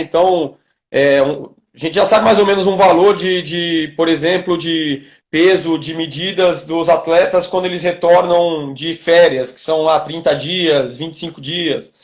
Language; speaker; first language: Portuguese; native; Portuguese